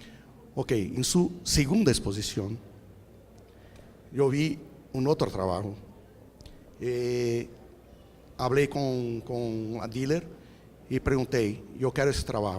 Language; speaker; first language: Spanish; non-native, fluent; Portuguese